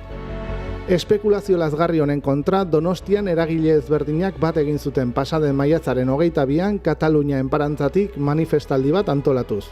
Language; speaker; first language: Basque; native; Basque